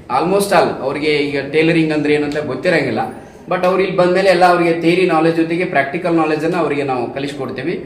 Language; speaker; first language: Kannada; native; Kannada